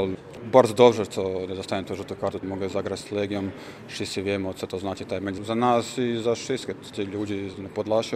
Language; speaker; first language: Polish; non-native, fluent; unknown